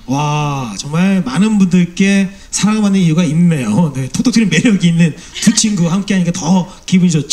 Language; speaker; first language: Korean; native; Korean